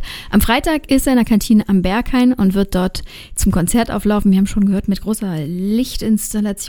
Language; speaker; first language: German; native; German